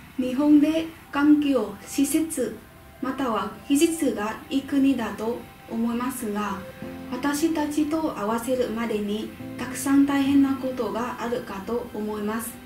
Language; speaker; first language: Japanese; non-native, fluent; Vietnamese